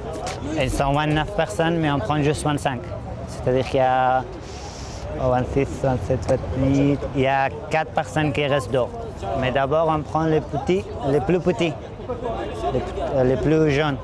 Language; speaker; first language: French; non-native, learner; Persian